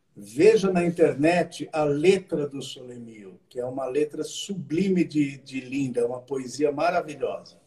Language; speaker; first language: Portuguese; native; Portuguese